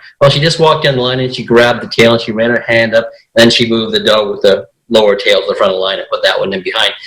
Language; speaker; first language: English; native; English